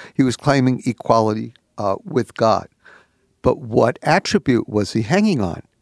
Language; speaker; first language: English; native; English